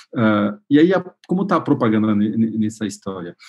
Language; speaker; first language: Portuguese; non-native, fluent; French